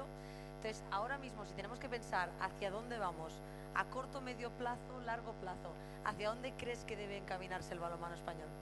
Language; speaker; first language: Spanish; native; Spanish